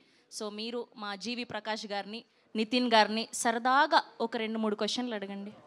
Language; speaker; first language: Telugu; native; Telugu